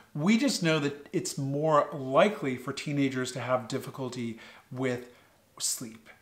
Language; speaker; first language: English; native; English